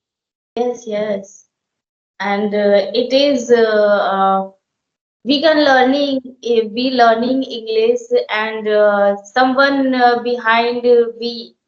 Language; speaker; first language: English; non-native, learner; Hindi